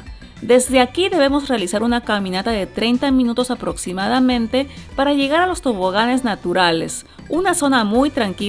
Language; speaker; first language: Spanish; native; Spanish